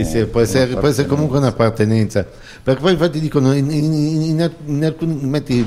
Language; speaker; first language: Italian; native; Italian